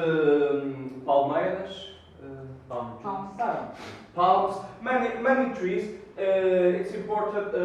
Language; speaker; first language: English; non-native, learner; Portuguese